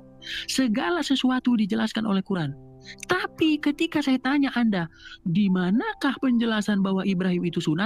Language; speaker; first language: Indonesian; native; Indonesian